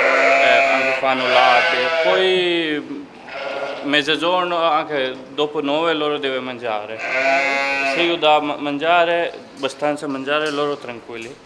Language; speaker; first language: Italian; non-native, learner; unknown